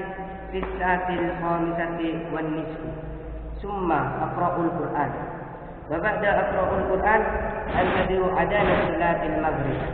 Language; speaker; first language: Arabic; non-native, learner; Indonesian